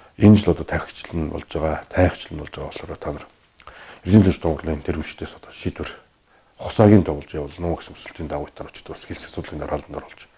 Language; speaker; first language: Mongolian; native; Mongolian